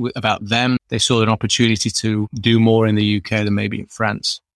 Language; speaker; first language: English; native; English